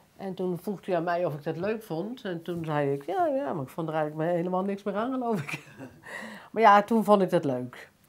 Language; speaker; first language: Dutch; native; Dutch